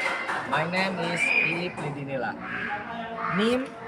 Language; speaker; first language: English; non-native, learner; Indonesian